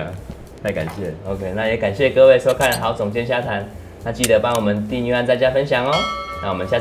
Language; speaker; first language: Chinese; native; Chinese